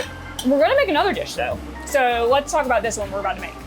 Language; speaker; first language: English; native; English